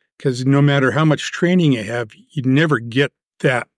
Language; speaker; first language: English; native; English